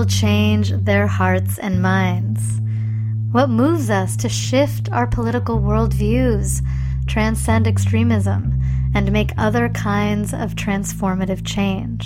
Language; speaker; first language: English; early bilingual, other home language; Spanish